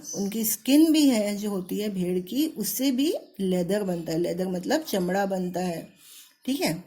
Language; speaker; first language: Hindi; native; Hindi